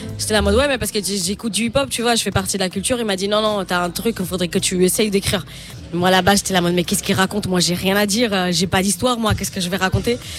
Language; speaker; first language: French; non-native, fluent; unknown